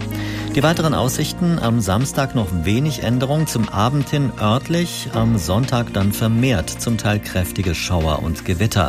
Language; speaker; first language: German; native; German